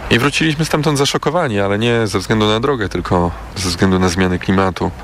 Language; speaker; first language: Polish; native; Polish